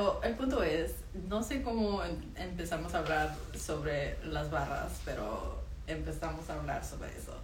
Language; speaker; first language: Spanish; early bilingual, heritage; Spanish